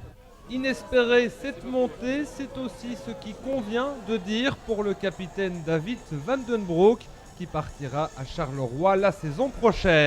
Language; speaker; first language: French; native; French